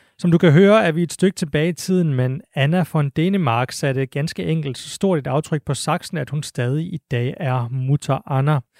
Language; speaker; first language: Danish; native; Danish